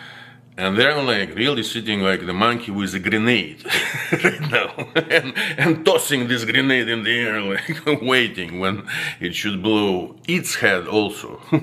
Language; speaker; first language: English; non-native, fluent; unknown